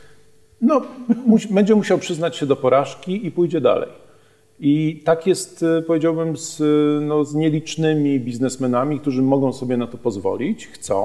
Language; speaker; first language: Polish; native; Polish